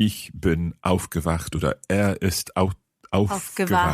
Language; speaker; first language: German; non-native, fluent; English